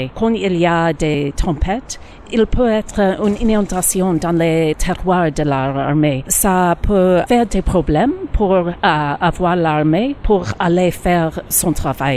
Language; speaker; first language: French; non-native, learner; English